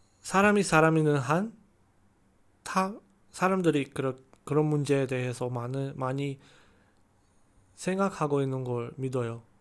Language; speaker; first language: Korean; non-native, learner; Chinese